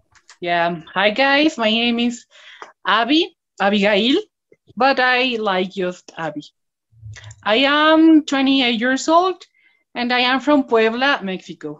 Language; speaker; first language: English; non-native, learner; Spanish